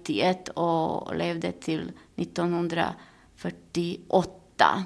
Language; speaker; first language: Swedish; non-native, fluent; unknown